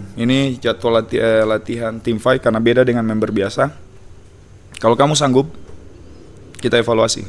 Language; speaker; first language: Indonesian; native; Indonesian